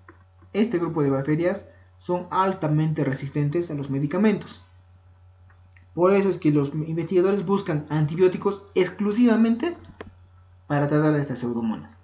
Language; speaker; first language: Spanish; native; Spanish